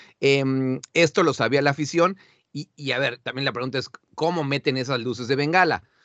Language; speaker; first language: Spanish; native; Spanish